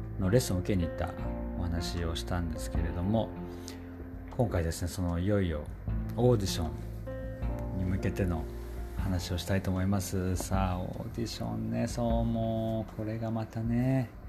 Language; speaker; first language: Japanese; native; Japanese